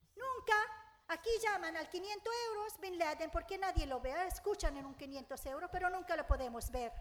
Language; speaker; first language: Spanish; non-native, fluent; Arabic